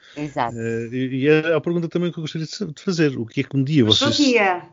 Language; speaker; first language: Portuguese; native; Portuguese